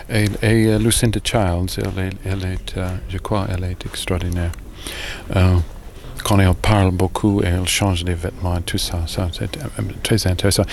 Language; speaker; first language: French; non-native, learner; English